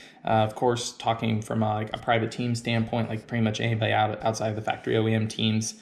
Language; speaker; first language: English; native; English